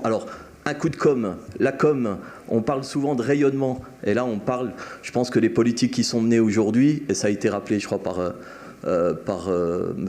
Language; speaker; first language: French; native; French